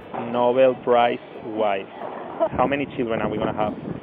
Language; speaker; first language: English; non-native, fluent; Spanish